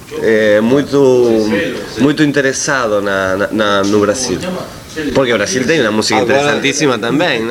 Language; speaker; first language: Portuguese; non-native, learner; Spanish